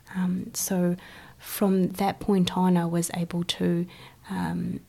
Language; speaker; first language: English; early bilingual, other home language; Chinese